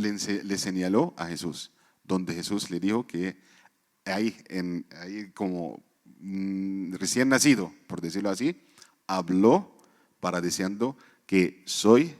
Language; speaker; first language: Spanish; non-native, fluent; Arabic